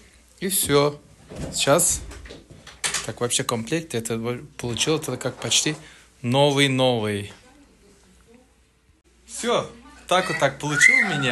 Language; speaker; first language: Russian; non-native, learner; Turkish